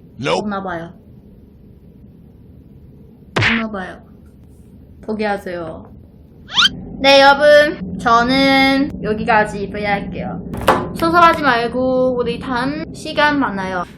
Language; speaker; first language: Korean; non-native, learner; Chinese